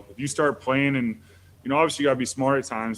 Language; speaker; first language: English; native; English